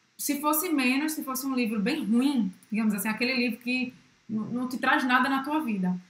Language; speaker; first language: Portuguese; native; Portuguese